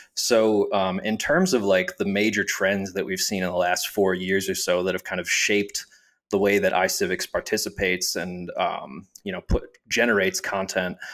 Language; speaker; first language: English; native; English